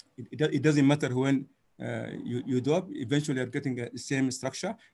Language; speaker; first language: English; non-native, fluent; Arabic